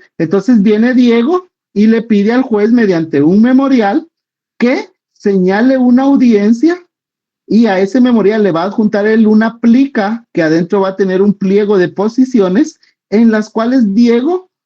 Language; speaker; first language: Spanish; native; Spanish